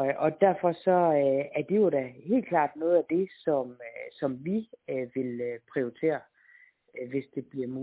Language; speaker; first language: Danish; native; Danish